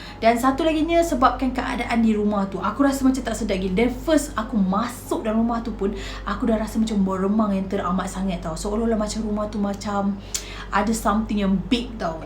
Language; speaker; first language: Malay; native; Malay